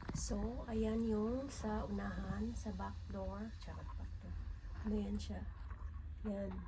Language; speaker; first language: Filipino; native; Filipino